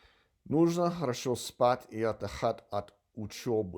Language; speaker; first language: Russian; non-native, learner; English